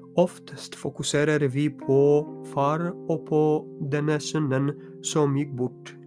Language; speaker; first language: Norwegian; non-native, fluent; Polish